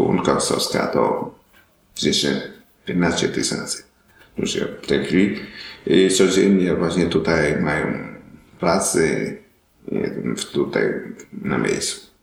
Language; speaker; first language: Polish; non-native, learner; Vietnamese